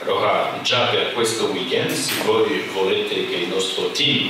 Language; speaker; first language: Italian; non-native, fluent; French